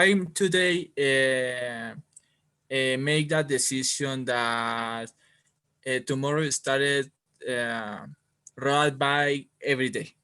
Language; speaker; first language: English; non-native, learner; Spanish